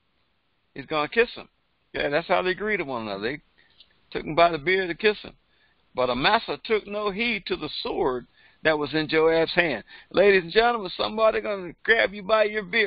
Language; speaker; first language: English; native; English